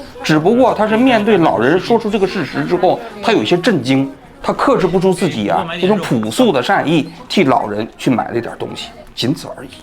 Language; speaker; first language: Chinese; native; Chinese